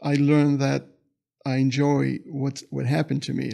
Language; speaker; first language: English; non-native, fluent; Hebrew